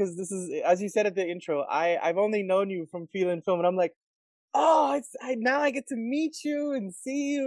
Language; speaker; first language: English; native; English